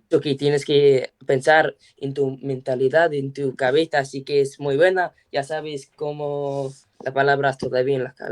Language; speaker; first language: Spanish; non-native, learner; English